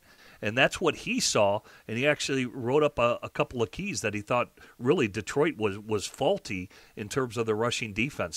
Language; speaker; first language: English; native; English